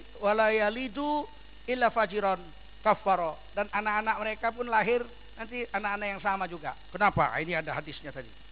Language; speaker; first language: Indonesian; native; Indonesian